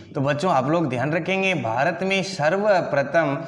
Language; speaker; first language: Hindi; native; Hindi